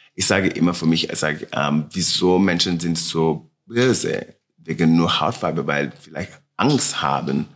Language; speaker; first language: German; non-native, learner; Wolof